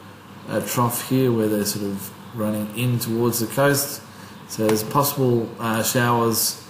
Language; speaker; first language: English; native; English